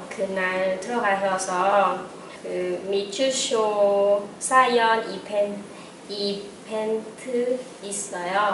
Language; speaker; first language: Korean; non-native, fluent; Khmer